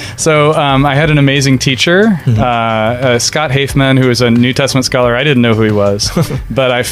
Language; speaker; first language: English; native; English